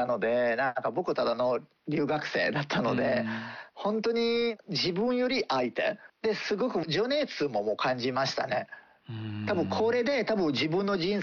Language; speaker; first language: Japanese; non-native, fluent; Italian